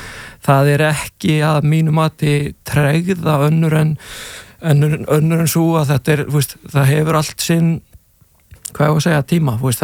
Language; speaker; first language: Icelandic; native; Icelandic